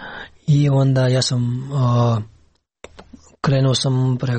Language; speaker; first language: Serbian; non-native, learner; Pashto